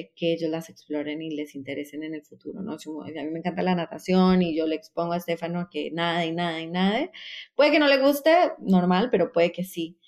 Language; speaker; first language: Spanish; native; Spanish